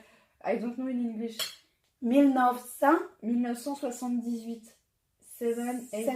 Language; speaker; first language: English; non-native, learner; French